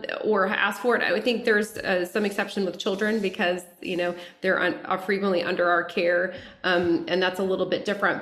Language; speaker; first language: English; native; English